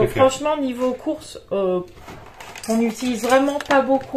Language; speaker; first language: French; native; French